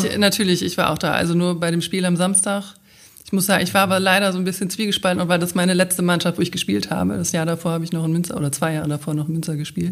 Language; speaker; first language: German; native; German